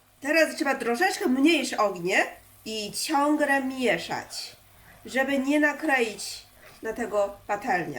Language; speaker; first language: Polish; non-native, learner; Chinese